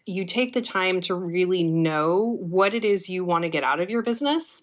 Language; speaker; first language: English; native; English